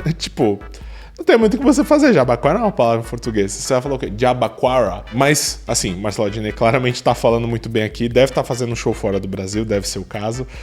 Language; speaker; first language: Portuguese; native; Portuguese